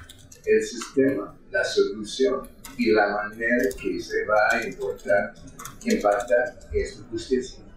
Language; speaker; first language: Spanish; non-native, fluent; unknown